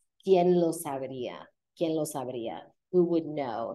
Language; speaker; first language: Spanish; non-native, fluent; English